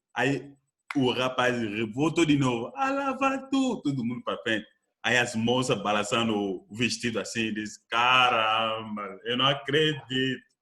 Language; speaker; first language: Portuguese; non-native, fluent; French